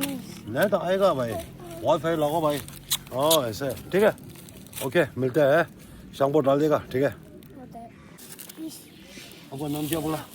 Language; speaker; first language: Hindi; non-native, local second language; Tibetan